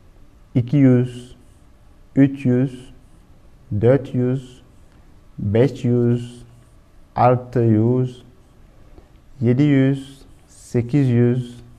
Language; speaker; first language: Turkish; non-native, learner; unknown